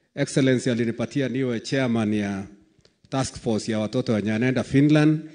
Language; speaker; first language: Swahili; native; Swahili